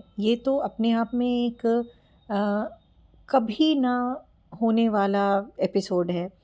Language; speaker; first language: Hindi; native; Hindi